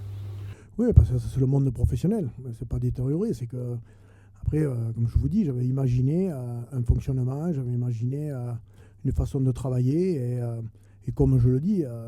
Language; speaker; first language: French; native; French